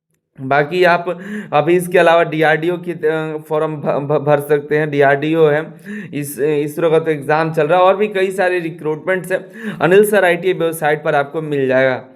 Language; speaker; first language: Hindi; native; Hindi